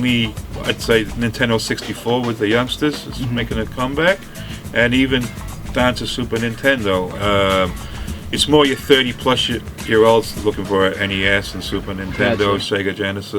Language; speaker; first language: English; non-native, fluent; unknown